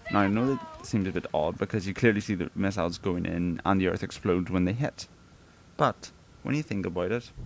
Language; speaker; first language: English; native; English